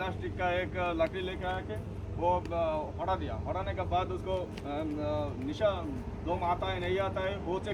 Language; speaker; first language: Hindi; non-native, local second language; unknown